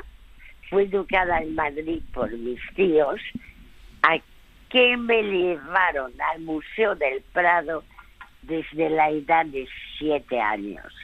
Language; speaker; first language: Spanish; early bilingual, other home language; French